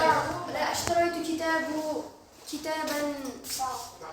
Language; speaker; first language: Arabic; non-native, learner; Uzbek